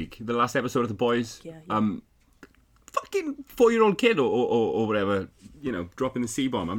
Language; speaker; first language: English; native; English